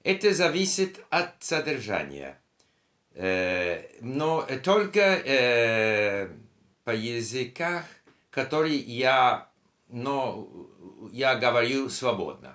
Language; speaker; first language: Russian; non-native, learner; English